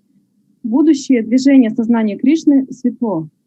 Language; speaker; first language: Russian; native; Russian